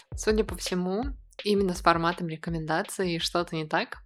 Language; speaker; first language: Russian; native; Russian